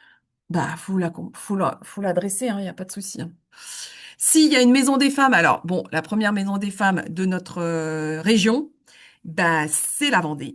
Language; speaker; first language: French; native; French